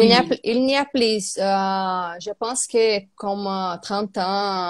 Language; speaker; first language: French; non-native, learner; Portuguese